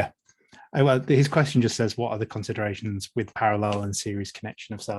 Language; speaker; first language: English; native; English